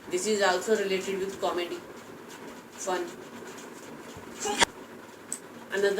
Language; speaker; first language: English; non-native, local second language; Hindi